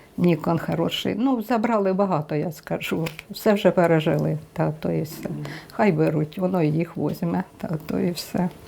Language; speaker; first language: Ukrainian; native; Ukrainian